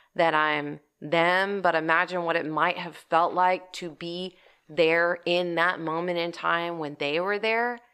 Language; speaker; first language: English; native; English